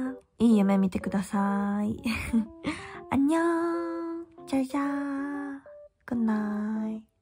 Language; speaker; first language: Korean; non-native, learner; Japanese